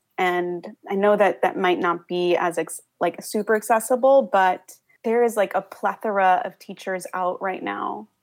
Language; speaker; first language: English; early bilingual, other home language; Spanish